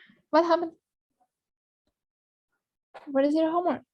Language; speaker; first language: English; non-native, fluent; Spanish